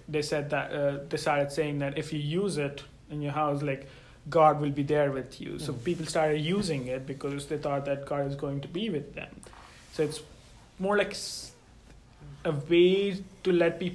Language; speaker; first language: English; non-native, local second language; Telugu